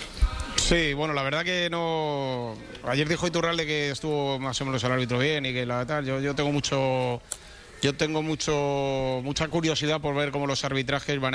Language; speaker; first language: Spanish; native; Spanish